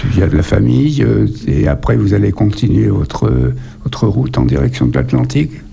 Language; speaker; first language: French; native; French